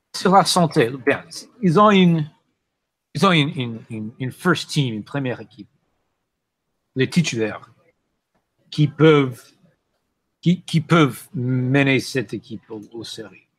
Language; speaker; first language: French; non-native, fluent; English